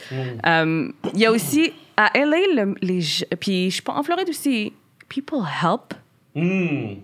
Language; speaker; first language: French; early bilingual, other home language; Arabic